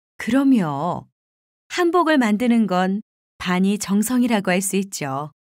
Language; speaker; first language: Korean; native; Korean